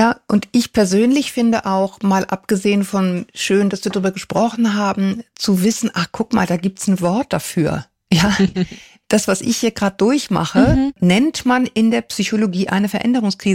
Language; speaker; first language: German; native; German